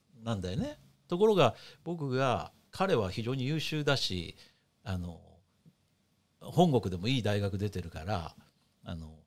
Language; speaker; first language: Japanese; native; Japanese